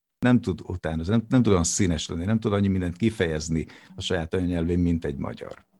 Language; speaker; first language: Hungarian; native; Hungarian